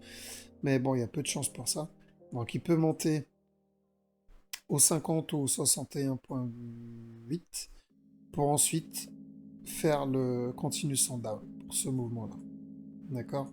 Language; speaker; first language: French; native; French